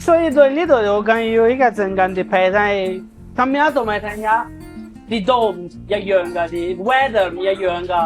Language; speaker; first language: Cantonese; non-native, learner; Italian